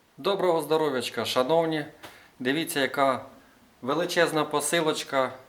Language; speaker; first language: Ukrainian; non-native, local second language; Russian